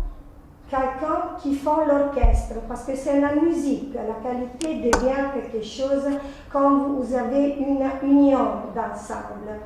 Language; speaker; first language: French; non-native, fluent; Italian